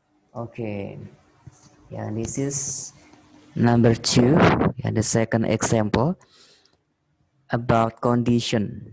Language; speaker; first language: English; non-native, fluent; Indonesian